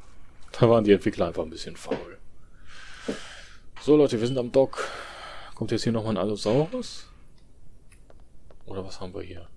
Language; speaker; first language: German; native; German